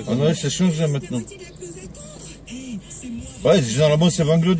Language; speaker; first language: French; non-native, learner; Polish